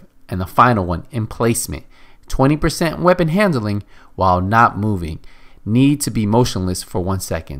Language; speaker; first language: English; native; English